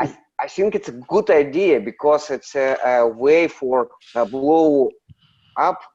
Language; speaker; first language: English; non-native, learner; Russian